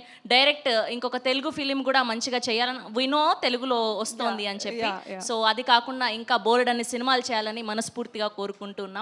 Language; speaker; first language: Telugu; native; Telugu